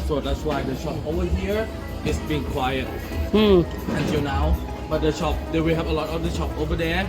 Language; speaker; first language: English; non-native, fluent; Thai